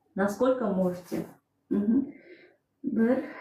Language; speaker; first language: Russian; non-native, local second language; Kazakh